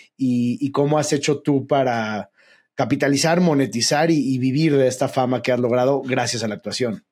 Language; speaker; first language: Spanish; native; Spanish